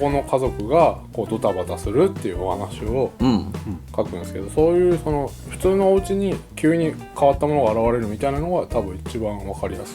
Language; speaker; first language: Japanese; native; Japanese